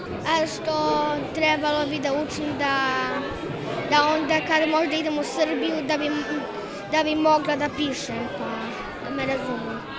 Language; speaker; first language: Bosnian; early bilingual, heritage; Bosnian